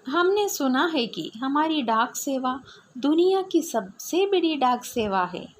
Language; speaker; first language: Hindi; non-native, local second language; Malayalam